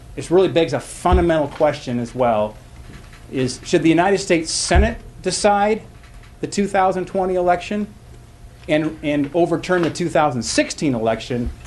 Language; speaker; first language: English; native; English